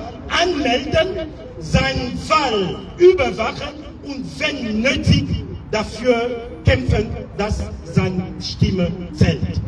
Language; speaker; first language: German; non-native, fluent; French